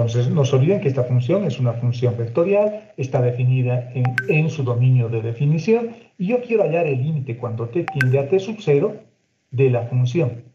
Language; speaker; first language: Spanish; native; Spanish